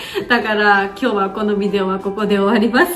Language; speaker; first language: Japanese; non-native, learner; Georgian